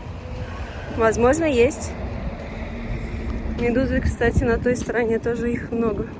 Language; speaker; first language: Russian; native; Russian